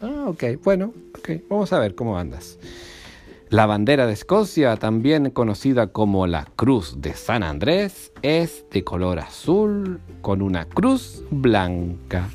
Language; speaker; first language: Spanish; native; Spanish